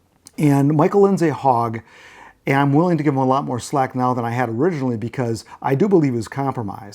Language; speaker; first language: English; native; English